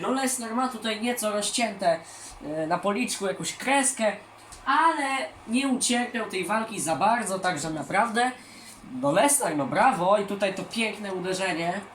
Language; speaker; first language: Polish; native; Polish